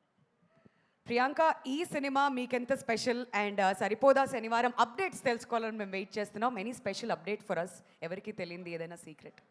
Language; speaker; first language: Telugu; native; Telugu